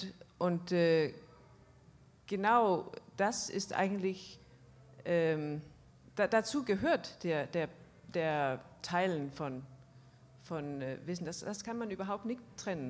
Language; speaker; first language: German; non-native, fluent; Danish